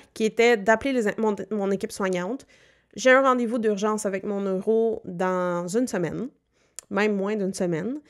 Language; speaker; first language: French; native; French